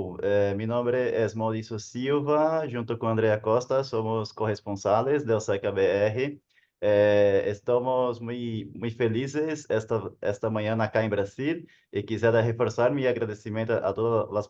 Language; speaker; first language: Spanish; non-native, fluent; Portuguese